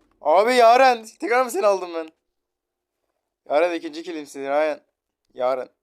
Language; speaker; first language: Turkish; native; Turkish